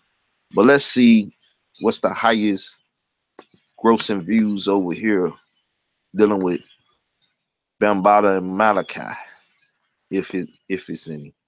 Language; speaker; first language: English; native; English